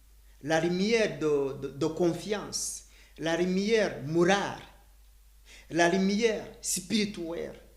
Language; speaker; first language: French; non-native, learner; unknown